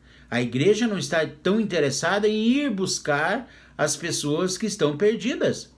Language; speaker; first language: Portuguese; native; Portuguese